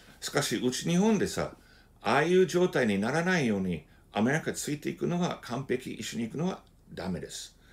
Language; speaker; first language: Japanese; non-native, fluent; English